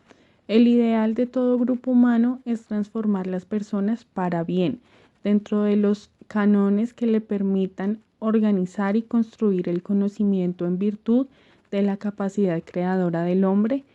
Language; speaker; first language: Spanish; native; Spanish